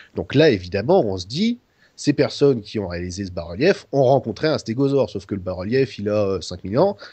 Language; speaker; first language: French; native; French